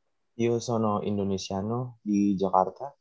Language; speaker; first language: Italian; non-native, learner; Indonesian